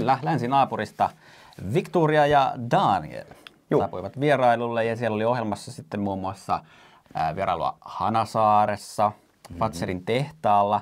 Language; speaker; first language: Finnish; native; Finnish